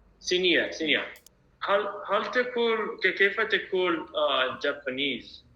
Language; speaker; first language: Arabic; non-native, learner; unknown